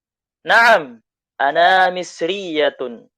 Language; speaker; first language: Arabic; non-native, fluent; Indonesian